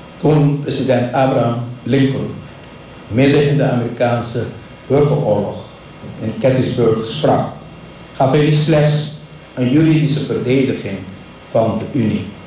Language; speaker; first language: Dutch; non-native, local second language; Papiamento